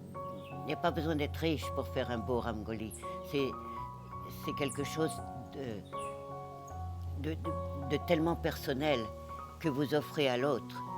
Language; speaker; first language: French; non-native, local second language; Morisyen